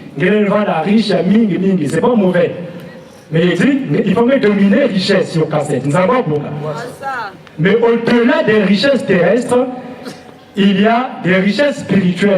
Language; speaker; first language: French; non-native, local second language; Lingala